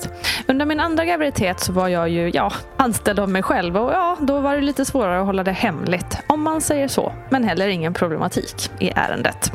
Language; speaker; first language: Swedish; native; Swedish